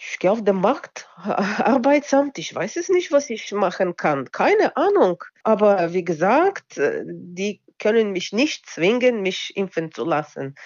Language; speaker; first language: German; non-native, local second language; Bulgarian